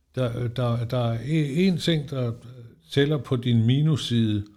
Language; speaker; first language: Danish; native; Danish